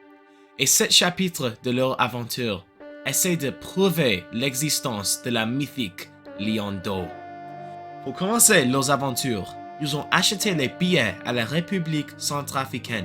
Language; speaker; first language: French; non-native, learner; English